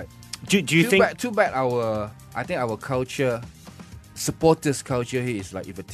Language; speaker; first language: English; non-native, local second language; Malay